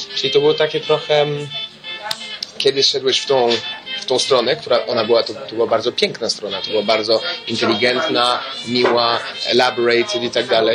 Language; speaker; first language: Polish; early bilingual, heritage; Polish